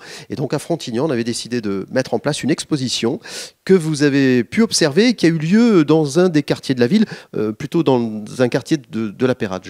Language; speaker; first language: French; native; French